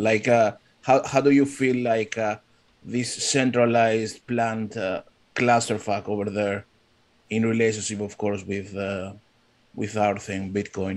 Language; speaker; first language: English; non-native, fluent; Greek